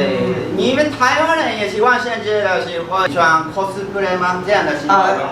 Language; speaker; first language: Chinese; non-native, fluent; Japanese